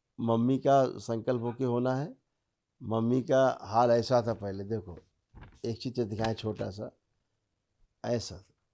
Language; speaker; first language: Hindi; native; Hindi